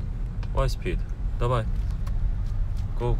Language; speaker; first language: English; non-native, learner; Korean